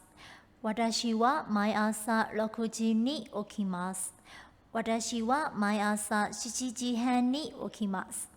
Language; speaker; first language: Japanese; non-native, fluent; Burmese